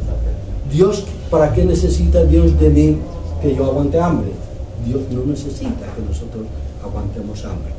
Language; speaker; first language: Spanish; non-native, fluent; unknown